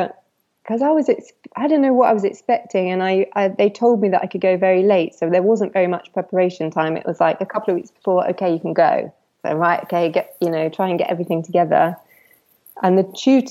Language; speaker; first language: English; native; English